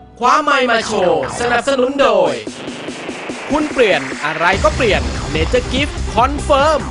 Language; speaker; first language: Thai; native; Thai